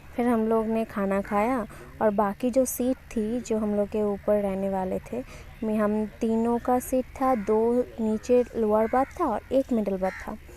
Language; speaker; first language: Hindi; non-native, local second language; Bangla